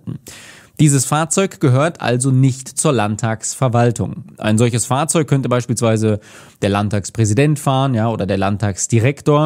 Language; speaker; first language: German; native; German